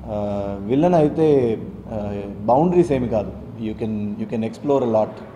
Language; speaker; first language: Telugu; non-native, learner; Tamil